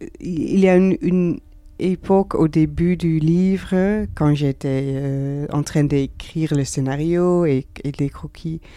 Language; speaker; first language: French; non-native, learner; Dutch